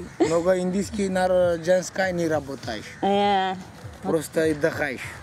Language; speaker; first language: Russian; non-native, learner; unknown